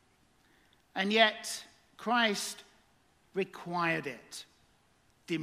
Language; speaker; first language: English; native; English